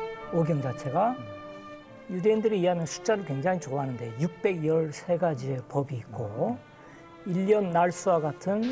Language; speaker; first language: Korean; native; Korean